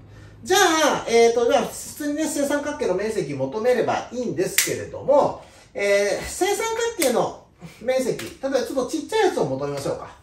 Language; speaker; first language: Japanese; native; Japanese